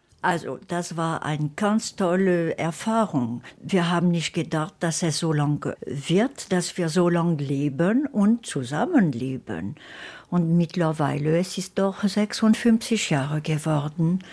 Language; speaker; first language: German; non-native, fluent; French